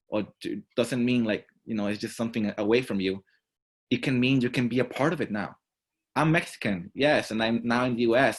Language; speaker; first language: English; non-native, fluent; Spanish